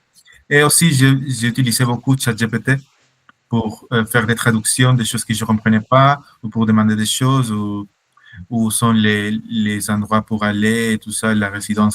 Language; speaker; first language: French; non-native, fluent; Spanish